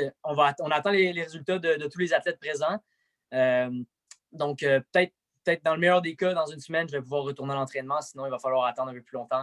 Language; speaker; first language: French; native; French